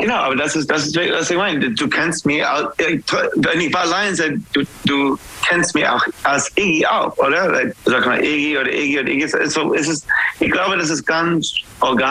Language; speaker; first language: German; non-native, fluent; English